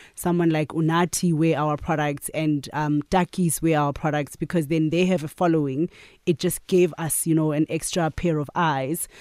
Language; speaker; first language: English; non-native, local second language; Zulu